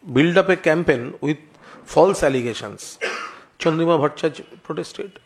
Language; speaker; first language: English; non-native, local second language; Bangla